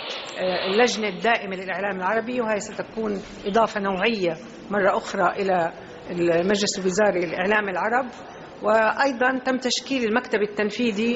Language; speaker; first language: Arabic; native; Arabic